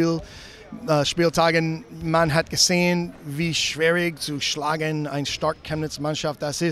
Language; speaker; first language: German; non-native, learner; English